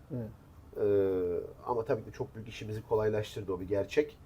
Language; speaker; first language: Turkish; native; Turkish